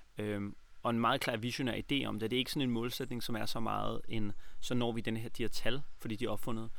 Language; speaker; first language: Danish; native; Danish